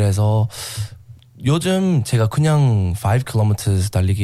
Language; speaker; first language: Korean; non-native, learner; English